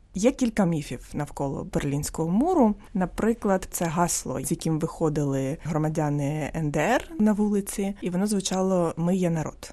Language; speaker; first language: Ukrainian; native; Ukrainian